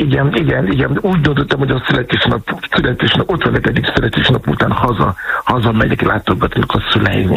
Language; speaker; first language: Hungarian; non-native, fluent; Yoruba